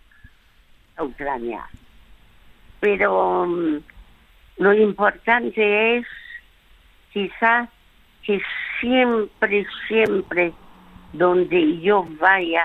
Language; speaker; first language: Spanish; early bilingual, other home language; French